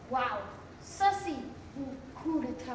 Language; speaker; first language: French; non-native, learner; English